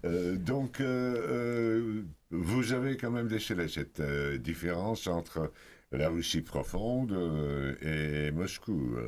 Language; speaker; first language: French; non-native, fluent; Russian